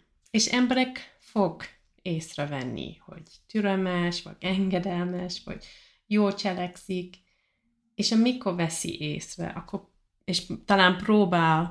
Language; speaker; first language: Hungarian; non-native, learner; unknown